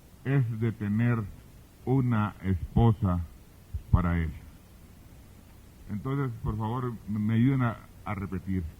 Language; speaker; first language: Spanish; early bilingual, heritage; Spanish